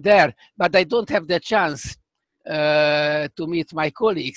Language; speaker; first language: English; non-native, fluent; Hungarian